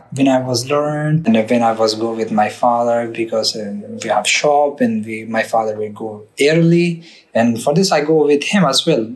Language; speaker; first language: English; non-native, learner; Persian